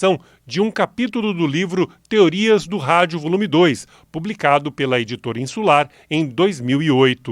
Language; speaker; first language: Portuguese; native; Portuguese